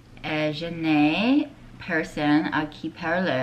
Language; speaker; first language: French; non-native, learner; English